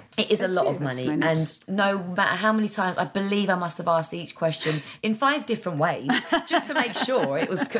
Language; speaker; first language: English; native; English